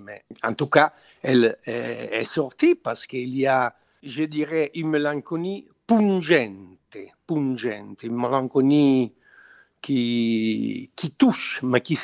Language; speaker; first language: French; non-native, fluent; Italian